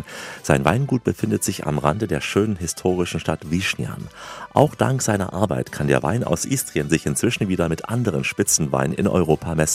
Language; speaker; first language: German; native; German